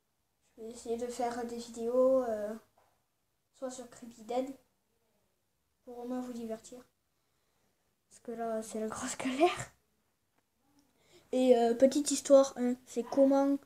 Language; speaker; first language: French; native; French